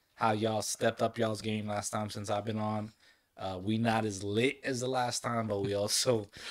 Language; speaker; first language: English; native; English